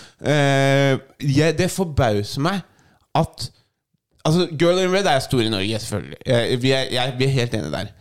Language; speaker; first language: Norwegian; native; Norwegian